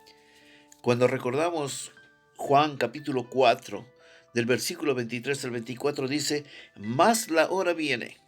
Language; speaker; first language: Spanish; native; Spanish